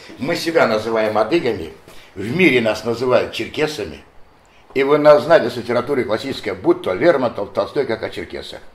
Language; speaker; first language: Russian; non-native, local second language; Adyghe